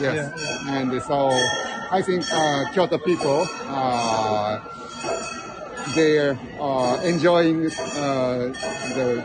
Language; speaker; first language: English; non-native, learner; Japanese